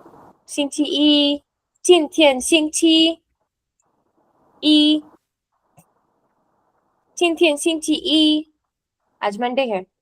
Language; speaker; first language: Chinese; non-native, fluent; Hindi